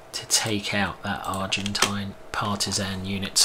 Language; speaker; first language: English; native; English